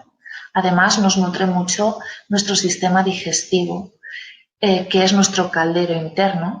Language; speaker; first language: Spanish; native; Spanish